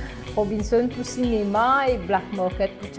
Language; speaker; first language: French; non-native, local second language; Morisyen